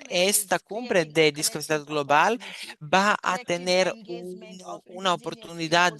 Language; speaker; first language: Spanish; non-native, fluent; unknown